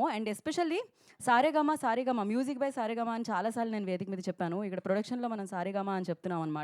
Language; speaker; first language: Telugu; native; Telugu